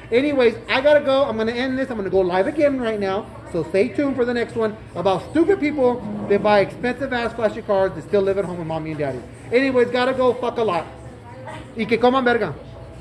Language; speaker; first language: English; early bilingual, other home language; Spanish